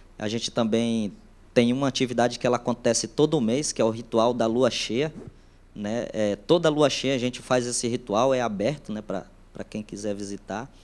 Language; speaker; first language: Portuguese; native; Portuguese